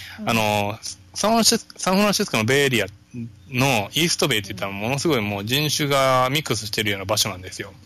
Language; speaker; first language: Japanese; native; Japanese